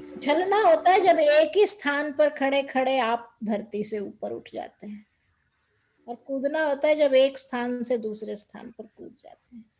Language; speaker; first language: Hindi; native; Hindi